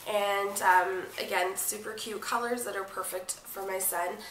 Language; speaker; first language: English; native; English